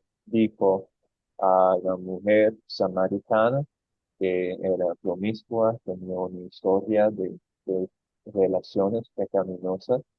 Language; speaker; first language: Spanish; non-native, fluent; English